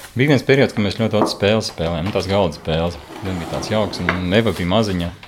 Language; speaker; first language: Latvian; native; Latvian